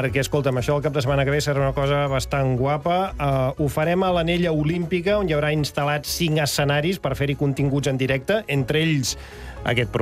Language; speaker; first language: Catalan; native; Catalan